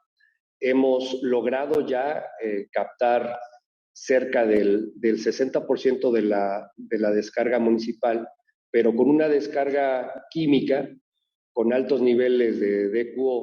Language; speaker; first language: Spanish; native; Spanish